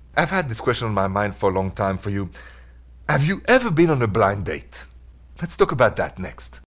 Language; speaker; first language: English; non-native, fluent; French